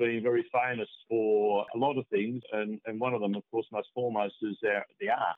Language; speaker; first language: English; native; English